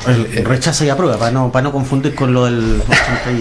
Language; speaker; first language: Spanish; native; Spanish